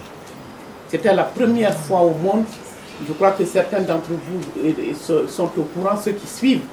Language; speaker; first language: French; non-native, local second language; Bambara